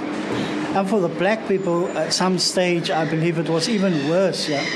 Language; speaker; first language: English; non-native, local second language; Afrikaans